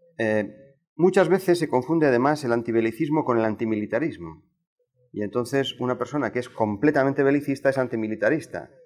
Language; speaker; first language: Spanish; native; Spanish